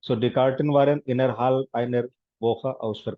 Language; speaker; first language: German; non-native, fluent; Hindi